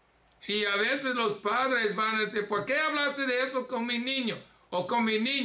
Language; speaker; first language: Spanish; early bilingual, heritage; English